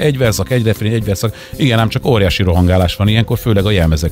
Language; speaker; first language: Hungarian; native; Hungarian